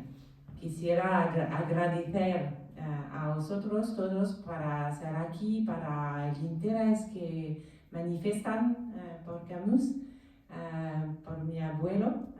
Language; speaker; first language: Spanish; non-native, learner; French